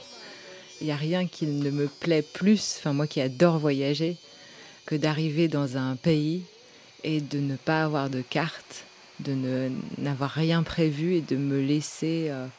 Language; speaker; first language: French; native; French